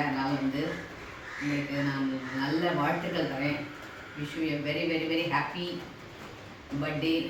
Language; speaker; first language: Tamil; native; Tamil